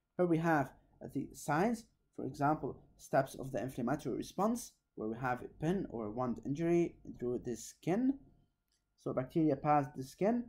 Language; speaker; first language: English; non-native, local second language; Arabic